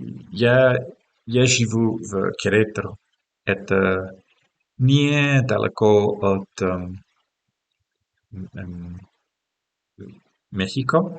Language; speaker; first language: Russian; non-native, learner; English